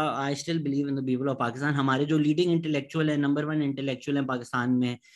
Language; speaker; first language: Urdu; native; Urdu